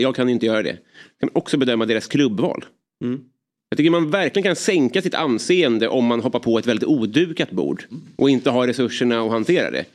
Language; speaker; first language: Swedish; native; Swedish